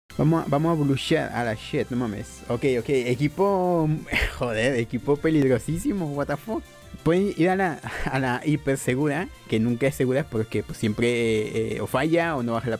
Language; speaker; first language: Spanish; native; Spanish